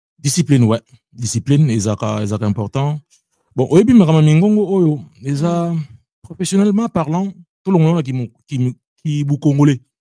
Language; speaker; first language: Lingala; native; Lingala